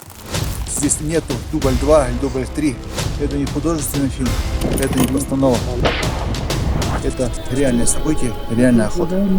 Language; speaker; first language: Russian; native; Russian